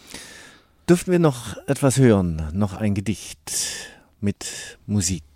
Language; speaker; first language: German; native; German